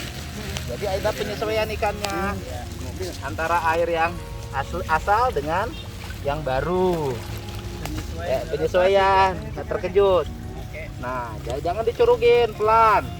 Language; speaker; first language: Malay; non-native, local second language; Sundanese